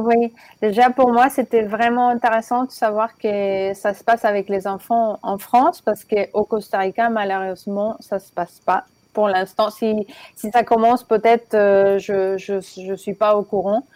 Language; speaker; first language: French; non-native, fluent; Spanish